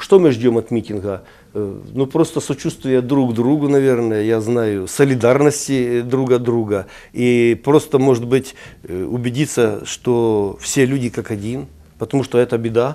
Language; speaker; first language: Russian; native; Russian